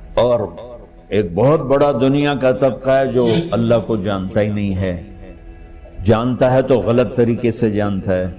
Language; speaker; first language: Urdu; non-native, local second language; Punjabi